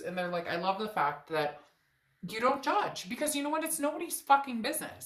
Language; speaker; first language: English; native; English